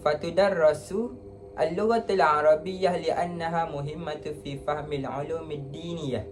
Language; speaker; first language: Arabic; non-native, learner; Malay